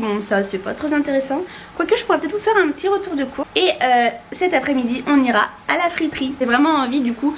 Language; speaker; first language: French; native; French